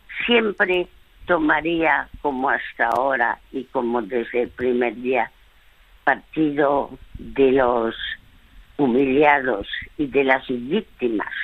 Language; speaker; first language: Spanish; early bilingual, other home language; French